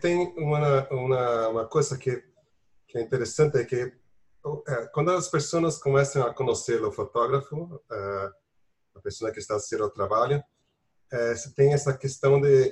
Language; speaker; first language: Spanish; non-native, learner; Portuguese